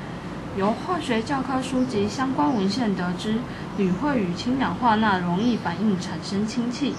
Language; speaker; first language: Chinese; native; Chinese